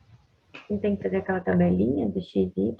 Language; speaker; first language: Portuguese; native; Portuguese